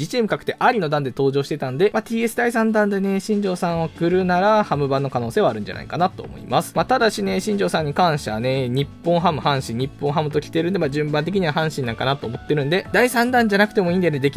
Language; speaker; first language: Japanese; native; Japanese